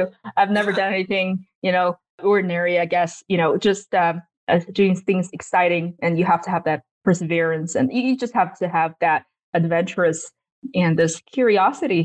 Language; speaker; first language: English; non-native, fluent; Chinese